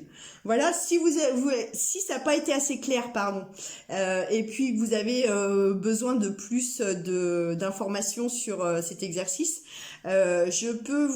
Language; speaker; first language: French; native; French